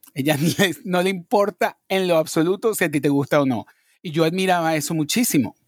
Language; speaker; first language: Spanish; native; Spanish